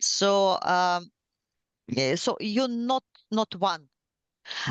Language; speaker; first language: English; non-native, learner; Ukrainian